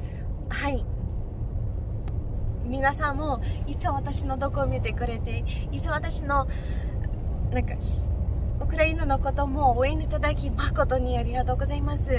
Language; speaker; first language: Japanese; non-native, fluent; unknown